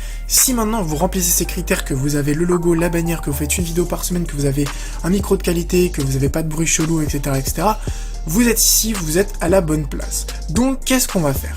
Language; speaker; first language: French; native; French